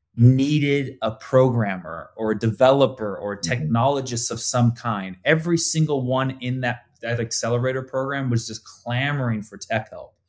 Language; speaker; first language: English; native; English